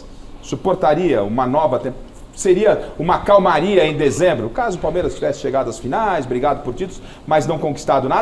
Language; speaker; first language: Portuguese; native; Portuguese